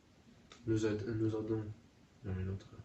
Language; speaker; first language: French; non-native, learner; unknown